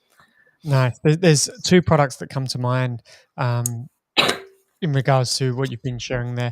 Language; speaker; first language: English; native; English